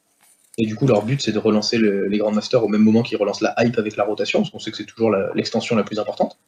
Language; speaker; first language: French; native; French